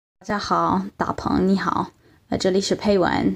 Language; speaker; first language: Chinese; non-native, learner; English